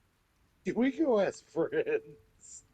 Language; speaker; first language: English; native; English